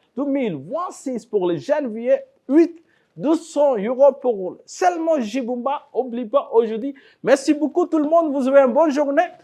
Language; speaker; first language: French; non-native, learner; Tamil